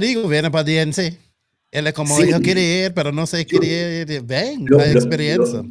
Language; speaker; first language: Spanish; non-native, local second language; English